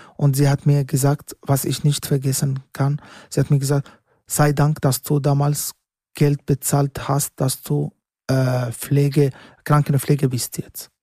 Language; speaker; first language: German; non-native, learner; Arabic